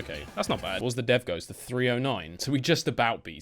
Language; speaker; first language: English; native; English